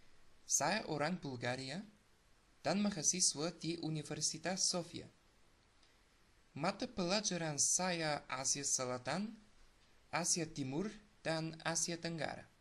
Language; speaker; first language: Indonesian; non-native, learner; Bulgarian